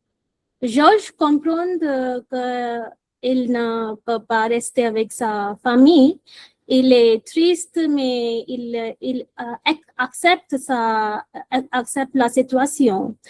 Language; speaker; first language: French; non-native, learner; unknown